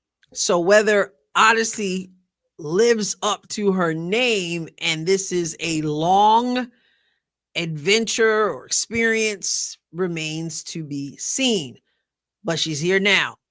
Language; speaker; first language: English; native; English